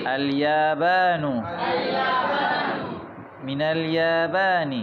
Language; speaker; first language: Arabic; non-native, fluent; Urdu